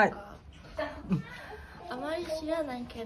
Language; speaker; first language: Japanese; non-native, learner; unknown